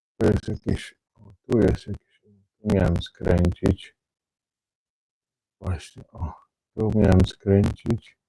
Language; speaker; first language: Polish; native; Polish